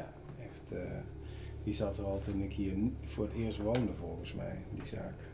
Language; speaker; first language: Dutch; native; Dutch